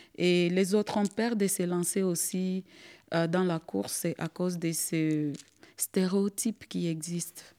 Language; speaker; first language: French; non-native, local second language; Swahili